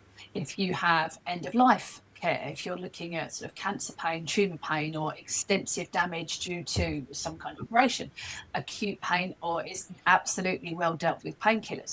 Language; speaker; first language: English; native; English